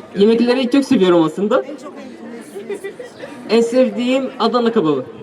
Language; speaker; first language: Turkish; non-native, learner; Arabic